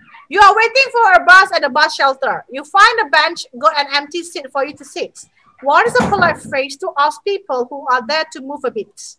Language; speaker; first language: English; non-native, local second language; Malay